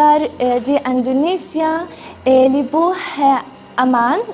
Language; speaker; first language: Indonesian; non-native, learner; Arabic